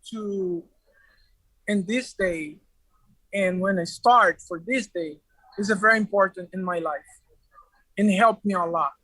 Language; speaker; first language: English; non-native, learner; Portuguese